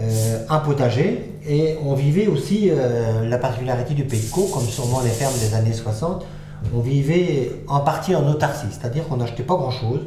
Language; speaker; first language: French; native; French